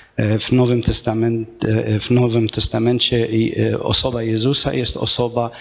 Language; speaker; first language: Polish; non-native, fluent; Arabic